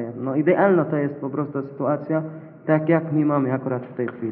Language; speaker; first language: Polish; non-native, local second language; Arabic